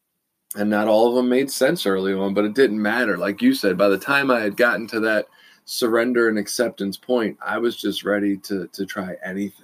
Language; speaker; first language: English; native; English